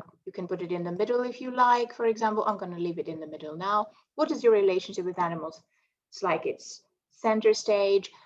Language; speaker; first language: English; non-native, fluent; Greek